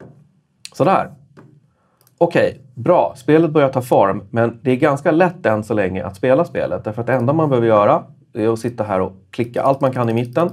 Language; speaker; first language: Swedish; native; Swedish